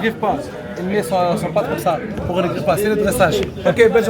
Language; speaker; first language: French; non-native, local second language; Arabic